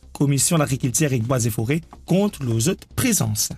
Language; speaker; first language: French; non-native, local second language; Morisyen